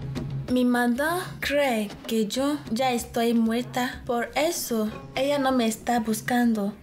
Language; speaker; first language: Spanish; non-native, learner; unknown